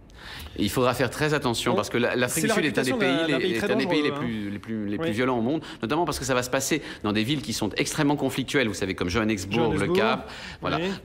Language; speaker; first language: French; native; French